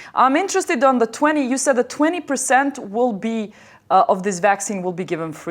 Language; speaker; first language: English; non-native, fluent; Albanian